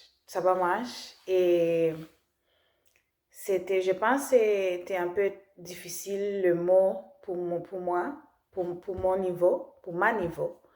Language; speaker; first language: French; non-native, learner; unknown